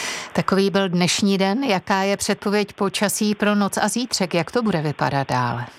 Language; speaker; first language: Czech; native; Czech